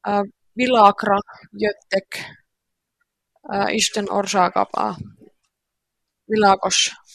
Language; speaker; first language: Hungarian; non-native, learner; Finnish